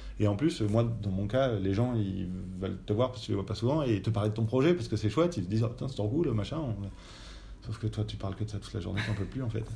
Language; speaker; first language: French; native; French